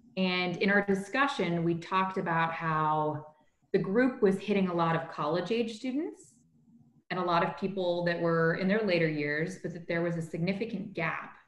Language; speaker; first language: English; native; English